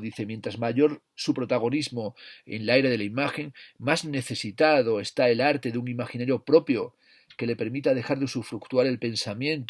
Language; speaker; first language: Spanish; native; Spanish